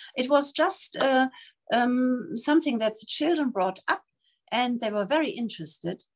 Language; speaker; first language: English; non-native, fluent; German